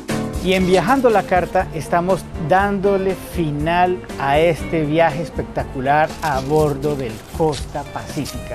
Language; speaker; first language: Spanish; native; Spanish